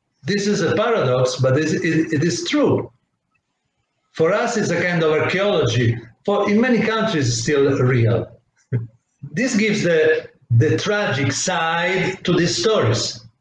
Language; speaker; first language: English; non-native, fluent; Italian